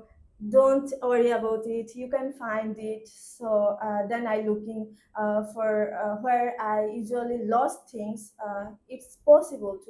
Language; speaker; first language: English; non-native, learner; Bangla